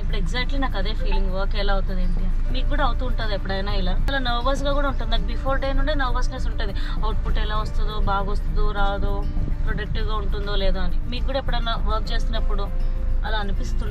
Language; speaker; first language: Telugu; native; Telugu